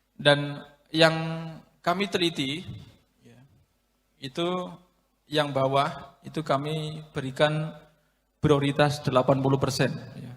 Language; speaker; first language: Indonesian; non-native, local second language; Javanese